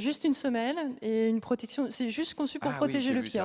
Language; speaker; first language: French; native; French